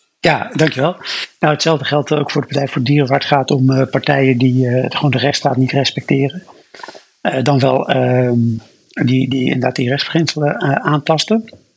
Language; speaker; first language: Dutch; native; Dutch